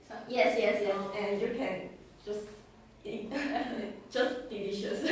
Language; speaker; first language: English; non-native, learner; Chinese